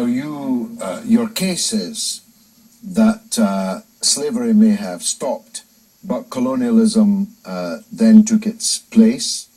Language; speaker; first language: English; native; English